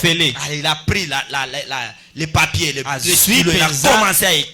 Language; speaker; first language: Haitian Creole; non-native, local second language; Lingala